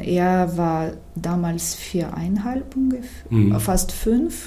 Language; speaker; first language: German; non-native, fluent; Ukrainian